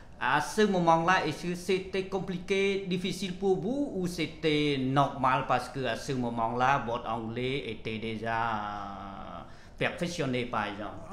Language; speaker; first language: French; non-native, fluent; Khmer